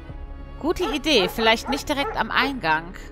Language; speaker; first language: German; native; German